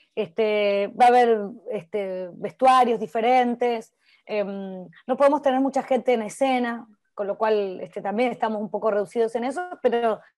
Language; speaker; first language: Spanish; native; Spanish